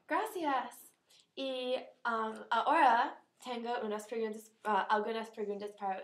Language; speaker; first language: Spanish; non-native, learner; English